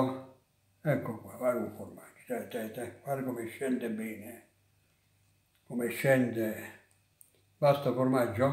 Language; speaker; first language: Italian; native; Italian